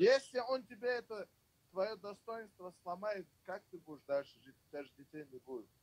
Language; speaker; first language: Russian; non-native, local second language; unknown